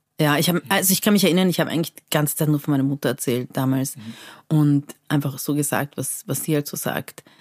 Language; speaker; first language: German; early bilingual, other home language; Persian